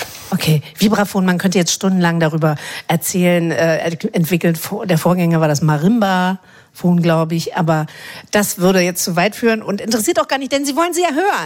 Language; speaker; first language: German; native; German